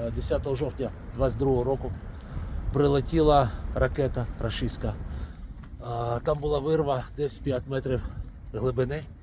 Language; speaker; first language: Ukrainian; non-native, local second language; Russian